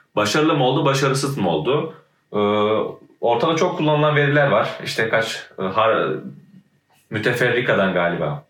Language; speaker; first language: Turkish; native; Turkish